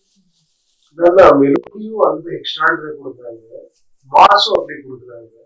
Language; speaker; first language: Tamil; non-native, learner; Kannada